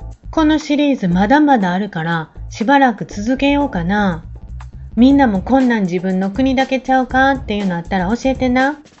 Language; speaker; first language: Japanese; native; Japanese